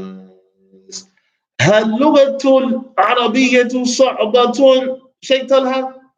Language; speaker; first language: Arabic; non-native, fluent; English